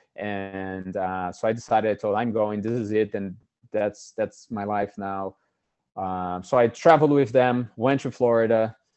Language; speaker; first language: English; non-native, fluent; Portuguese